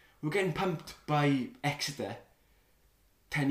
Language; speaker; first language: English; native; English